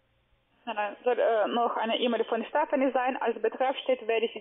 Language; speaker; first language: German; non-native, fluent; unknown